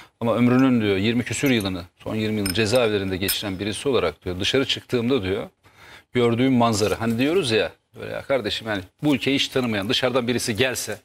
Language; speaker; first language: Turkish; native; Turkish